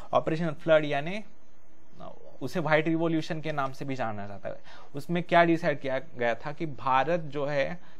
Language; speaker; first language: Hindi; non-native, local second language; Marathi